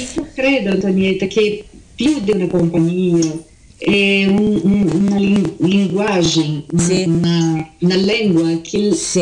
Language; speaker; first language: Italian; early bilingual, heritage; Portuguese